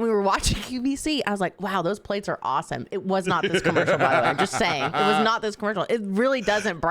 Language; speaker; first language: English; native; English